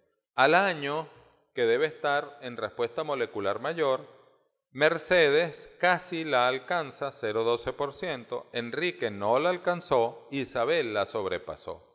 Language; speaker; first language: Spanish; native; Spanish